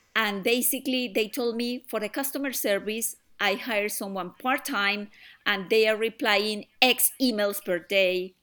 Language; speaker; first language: English; non-native, fluent; Spanish